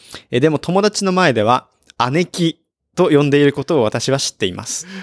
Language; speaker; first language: Japanese; native; Japanese